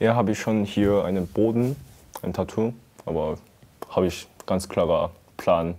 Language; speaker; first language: German; non-native, learner; Korean